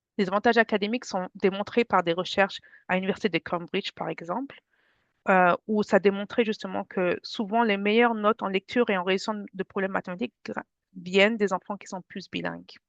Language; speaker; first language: French; native; French